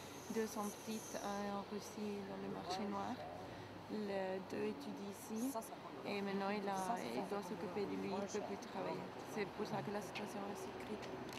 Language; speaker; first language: French; non-native, local second language; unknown